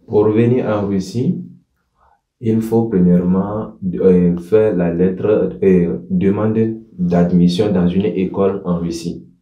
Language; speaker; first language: French; non-native, local second language; Ewe